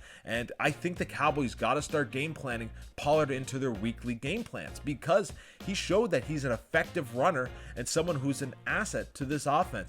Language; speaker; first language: English; native; English